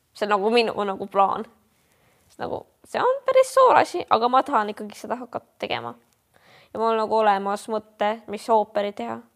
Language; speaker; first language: Estonian; non-native, local second language; Russian